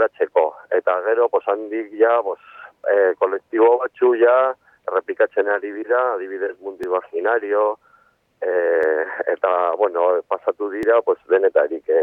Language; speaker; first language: Basque; non-native, local second language; Spanish